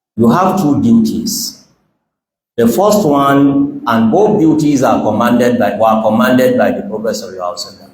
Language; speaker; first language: English; non-native, local second language; Yoruba